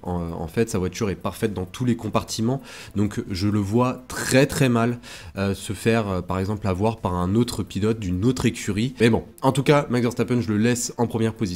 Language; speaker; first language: French; native; French